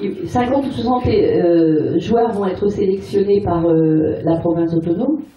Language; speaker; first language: French; native; French